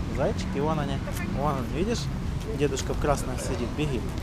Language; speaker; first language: Russian; native; Russian